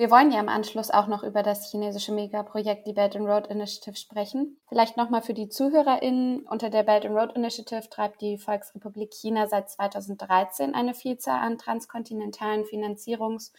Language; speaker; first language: German; native; German